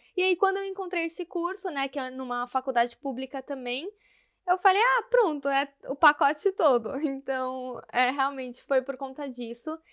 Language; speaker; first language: Portuguese; native; Portuguese